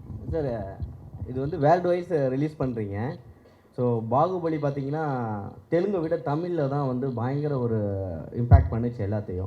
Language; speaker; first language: Tamil; native; Tamil